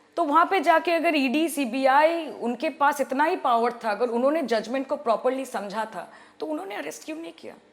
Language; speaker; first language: Hindi; non-native, local second language; Bangla